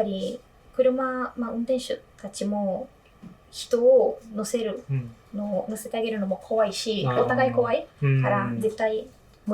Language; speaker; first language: Japanese; non-native, fluent; Italian